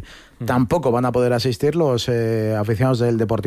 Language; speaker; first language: Spanish; native; Spanish